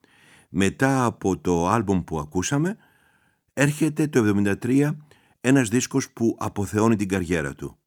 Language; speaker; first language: Greek; native; Greek